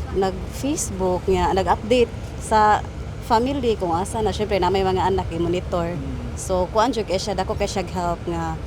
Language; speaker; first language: Cebuano; native; Cebuano